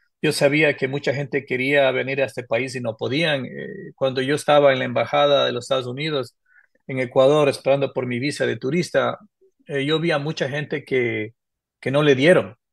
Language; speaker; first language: Spanish; native; Spanish